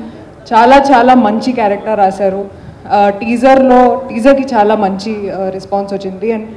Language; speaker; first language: Telugu; non-native, local second language; Hindi